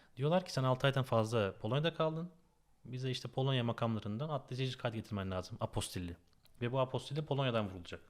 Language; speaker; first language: Turkish; native; Turkish